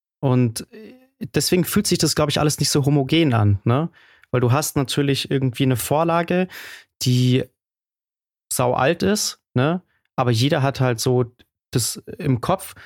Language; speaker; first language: German; native; German